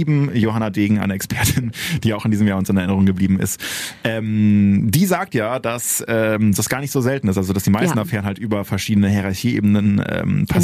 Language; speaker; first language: German; native; German